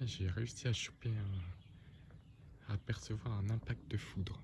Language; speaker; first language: French; native; French